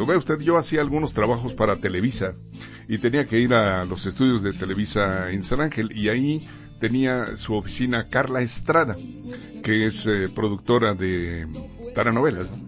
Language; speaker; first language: Spanish; native; Spanish